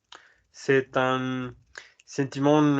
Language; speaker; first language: French; non-native, learner; Spanish